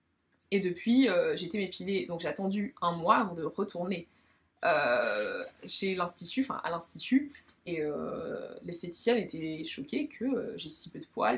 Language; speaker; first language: French; native; French